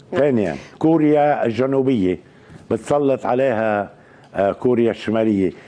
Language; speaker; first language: Arabic; native; Arabic